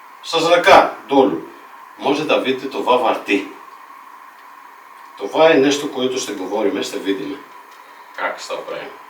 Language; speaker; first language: Bulgarian; non-native, fluent; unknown